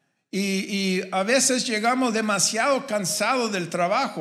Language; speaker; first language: Spanish; non-native, learner; English